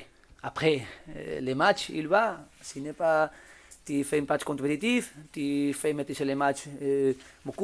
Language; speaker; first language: French; non-native, learner; Spanish